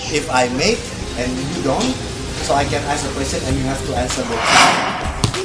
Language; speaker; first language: English; non-native, learner; Indonesian